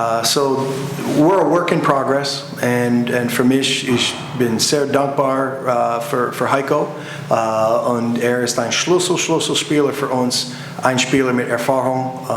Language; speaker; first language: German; non-native, learner; English